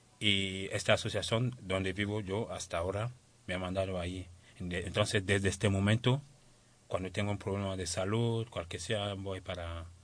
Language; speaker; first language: Spanish; non-native, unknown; French